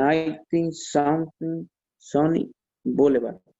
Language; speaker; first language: English; non-native, learner; Spanish